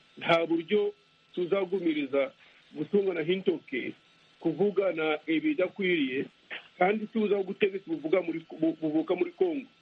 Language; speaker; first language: Kinyarwanda; native; Kinyarwanda